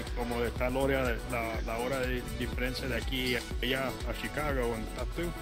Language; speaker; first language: Spanish; early bilingual, heritage; Spanish